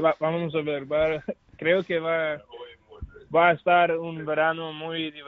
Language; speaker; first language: Spanish; non-native, learner; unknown